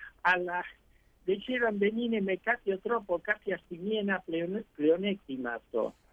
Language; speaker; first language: Greek; early bilingual, heritage; Greek